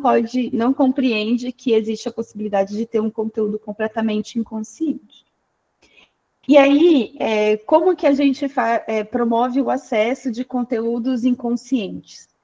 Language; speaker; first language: Portuguese; native; Portuguese